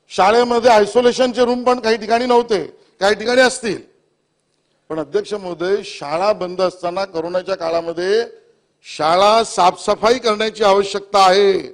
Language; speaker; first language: Marathi; native; Marathi